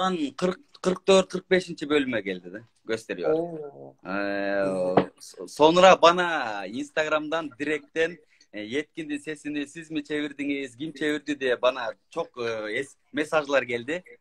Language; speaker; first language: Turkish; non-native, learner; Kyrgyz